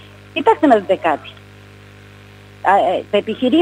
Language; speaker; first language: Greek; native; Greek